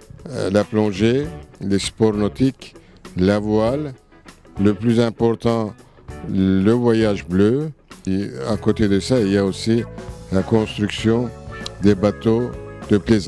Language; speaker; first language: French; non-native, fluent; Turkish